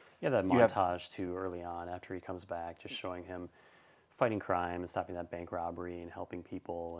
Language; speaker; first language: English; native; English